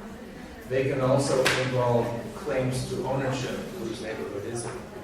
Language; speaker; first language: English; native; English